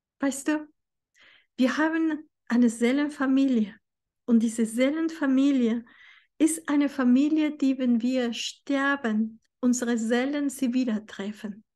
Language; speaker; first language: German; non-native, fluent; Spanish